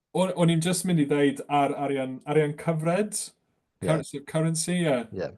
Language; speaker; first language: Welsh; non-native, local second language; English